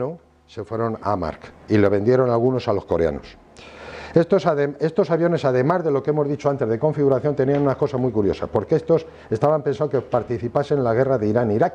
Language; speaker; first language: Spanish; native; Spanish